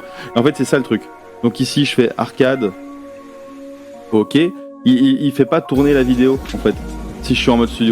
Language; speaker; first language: French; native; French